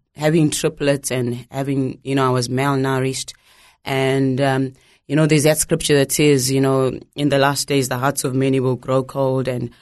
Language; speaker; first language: English; non-native, local second language; Shona